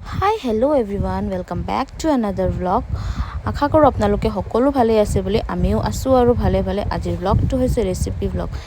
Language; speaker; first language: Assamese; non-native, local second language; Manipuri